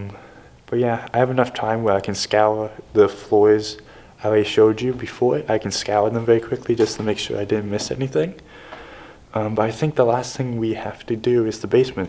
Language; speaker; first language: English; native; English